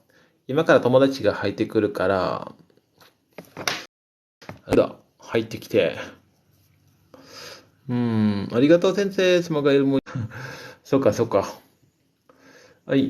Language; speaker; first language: Japanese; non-native, fluent; Indonesian